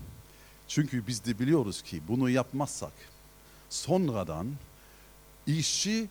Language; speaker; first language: Turkish; non-native, fluent; German